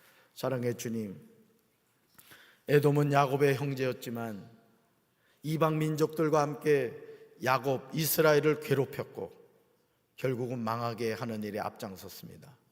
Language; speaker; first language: Korean; native; Korean